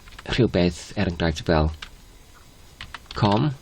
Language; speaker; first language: Welsh; non-native, learner; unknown